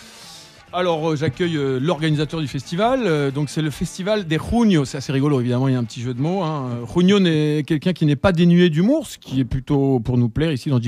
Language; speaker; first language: French; native; French